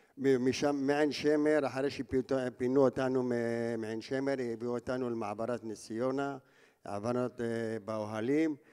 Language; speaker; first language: Hebrew; early bilingual, other home language; Arabic